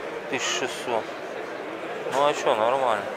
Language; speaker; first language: Russian; native; Russian